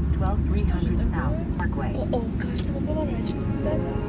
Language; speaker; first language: Russian; native; Russian